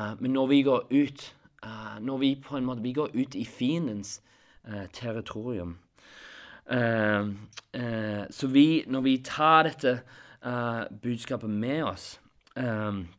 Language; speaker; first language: Norwegian; non-native, fluent; English